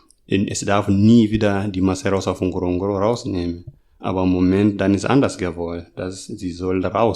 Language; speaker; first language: German; non-native, learner; Masai